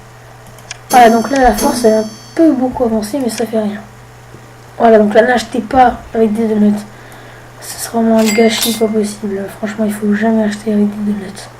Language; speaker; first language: French; native; French